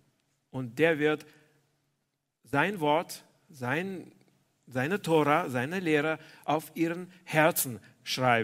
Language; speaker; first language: German; non-native, fluent; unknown